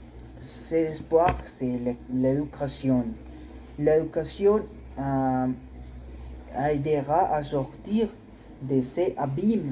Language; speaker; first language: French; non-native, learner; Spanish